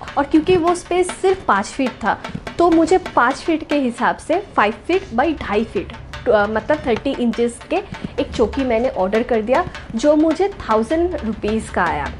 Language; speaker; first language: Hindi; non-native, local second language; Bangla